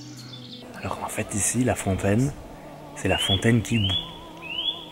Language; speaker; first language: French; native; French